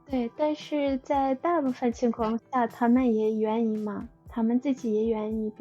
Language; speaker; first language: Chinese; non-native, fluent; Russian